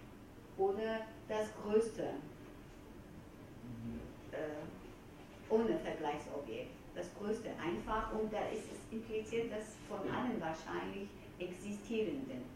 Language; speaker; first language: German; non-native, fluent; Georgian